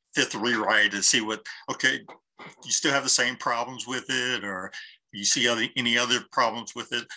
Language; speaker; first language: English; native; English